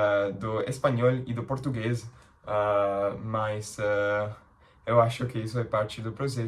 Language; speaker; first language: Portuguese; non-native, learner; English